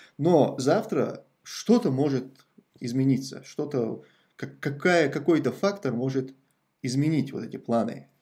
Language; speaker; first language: Russian; non-native, local second language; Chechen